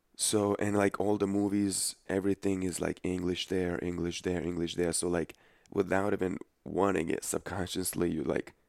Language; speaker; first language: English; non-native, fluent; Lithuanian